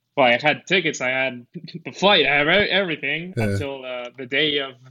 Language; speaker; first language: English; non-native, fluent; Spanish